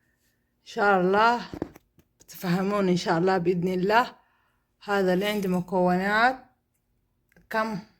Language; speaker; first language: Arabic; non-native, learner; Somali